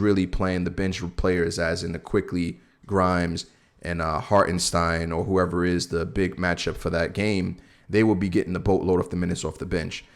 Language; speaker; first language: English; native; English